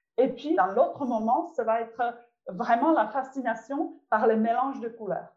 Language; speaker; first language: French; non-native, fluent; Czech